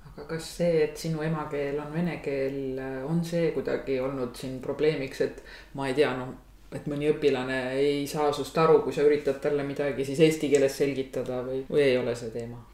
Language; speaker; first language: Estonian; native; Estonian